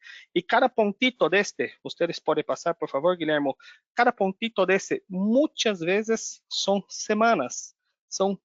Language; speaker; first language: Spanish; non-native, learner; Portuguese